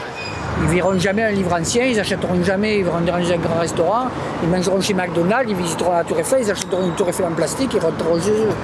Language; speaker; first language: French; native; French